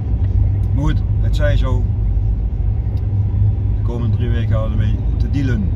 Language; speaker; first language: Dutch; native; Dutch